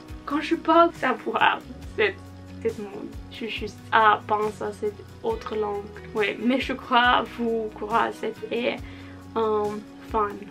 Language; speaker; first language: French; non-native, learner; Norwegian